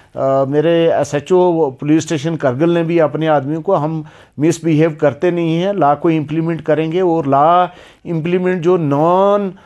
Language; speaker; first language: Hindi; non-native, local second language; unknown